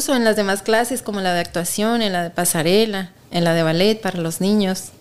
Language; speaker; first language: Spanish; native; Spanish